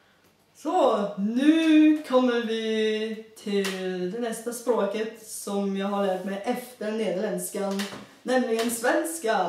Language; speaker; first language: Swedish; non-native, fluent; Bulgarian